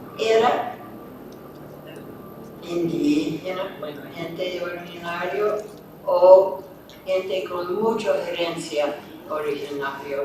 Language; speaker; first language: Spanish; non-native, fluent; English